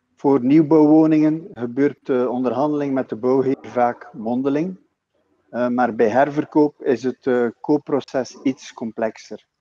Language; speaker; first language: Dutch; native; Dutch